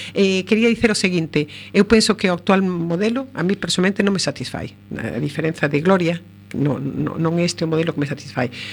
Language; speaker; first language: Galician; native; Galician